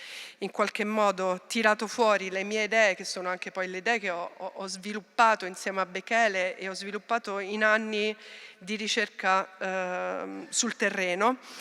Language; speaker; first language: Italian; native; Italian